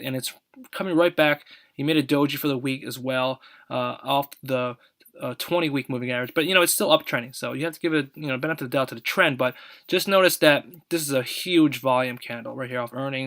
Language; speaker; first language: English; native; English